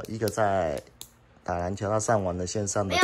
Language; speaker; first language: Chinese; native; Chinese